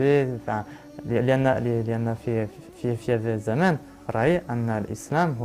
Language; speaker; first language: Arabic; non-native, learner; French